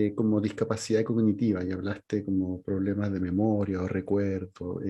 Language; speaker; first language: Spanish; native; Spanish